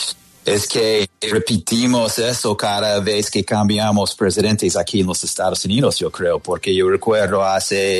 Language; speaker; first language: Spanish; non-native, fluent; English